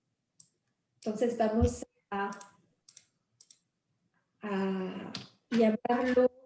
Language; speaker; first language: Spanish; non-native, fluent; French